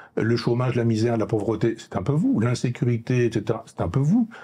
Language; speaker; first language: French; native; French